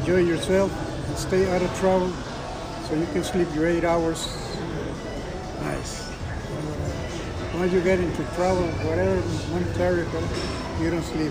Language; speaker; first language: English; non-native, fluent; Spanish